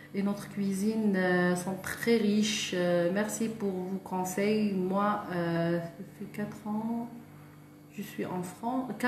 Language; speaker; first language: French; non-native, local second language; Arabic